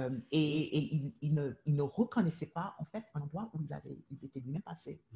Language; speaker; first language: French; non-native, fluent; English